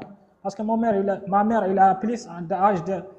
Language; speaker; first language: French; non-native, learner; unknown